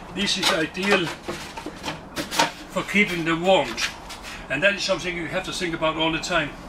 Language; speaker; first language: English; non-native, fluent; Danish